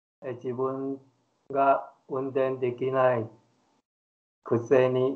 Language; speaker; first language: Japanese; non-native, learner; Chinese